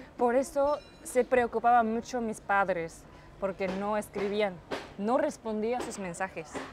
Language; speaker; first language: Spanish; non-native, fluent; Japanese